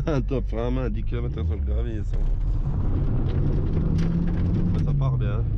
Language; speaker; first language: French; native; French